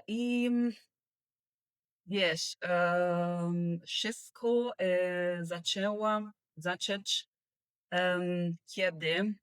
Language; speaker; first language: Polish; non-native, learner; Italian